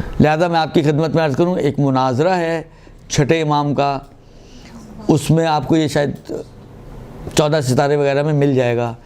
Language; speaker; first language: Urdu; non-native, local second language; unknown